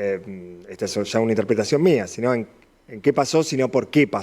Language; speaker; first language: Spanish; native; Spanish